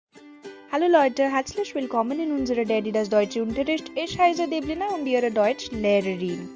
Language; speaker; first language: German; non-native, learner; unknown